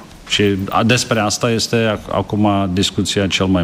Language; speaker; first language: Romanian; non-native, learner; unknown